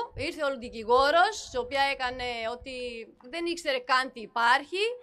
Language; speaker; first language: Greek; non-native, fluent; Romanian